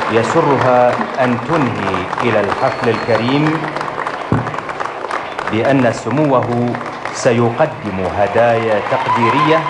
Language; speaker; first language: Arabic; native; Arabic